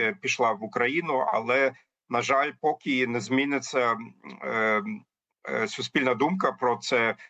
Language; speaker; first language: Ukrainian; non-native, fluent; German